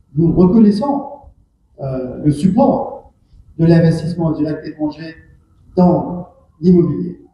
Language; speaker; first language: French; non-native, local second language; Morisyen